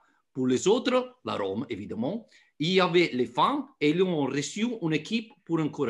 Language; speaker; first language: French; non-native, fluent; Italian